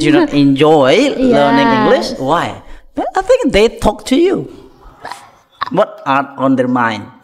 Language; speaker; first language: English; non-native, fluent; Indonesian